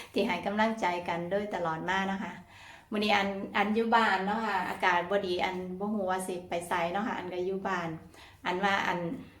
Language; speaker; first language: Thai; native; Thai